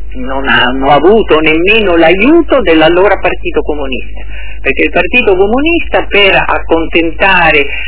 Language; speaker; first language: Italian; native; Italian